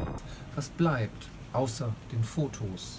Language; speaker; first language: German; native; German